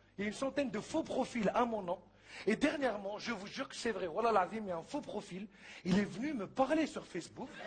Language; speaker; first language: French; early bilingual, other home language; Arabic